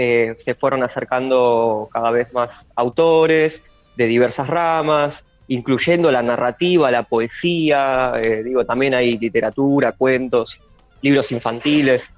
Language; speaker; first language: Spanish; native; Spanish